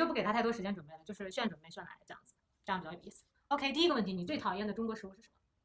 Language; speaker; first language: Chinese; native; Chinese